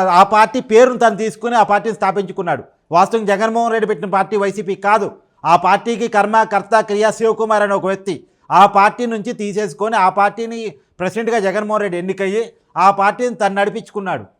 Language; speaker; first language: Telugu; native; Telugu